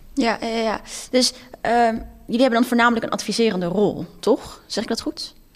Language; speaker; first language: Dutch; native; Dutch